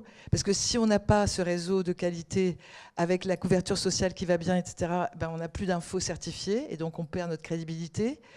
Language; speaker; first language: French; native; French